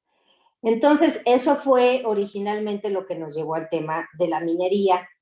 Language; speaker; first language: Spanish; native; Spanish